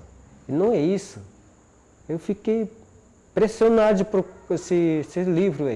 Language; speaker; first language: Portuguese; non-native, local second language; Yanomámi